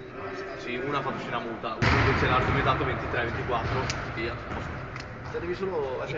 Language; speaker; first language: Italian; native; Italian